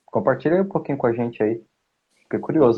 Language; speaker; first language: Portuguese; native; Portuguese